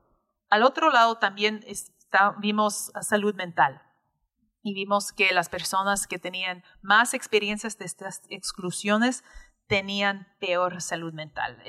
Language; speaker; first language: Spanish; early bilingual, heritage; English